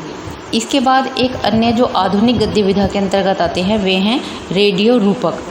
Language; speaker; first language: Hindi; native; Hindi